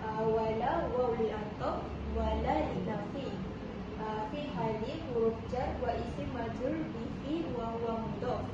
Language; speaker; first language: Arabic; non-native, learner; Malay